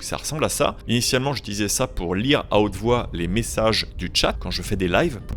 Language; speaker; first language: French; native; French